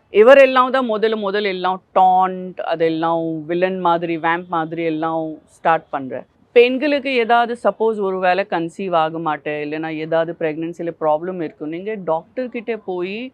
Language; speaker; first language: Tamil; non-native, fluent; Gujarati